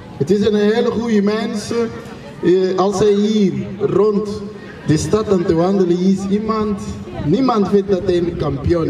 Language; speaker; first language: Dutch; non-native, fluent; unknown